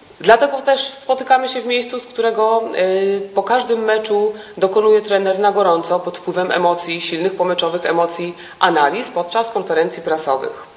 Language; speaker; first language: Polish; native; Polish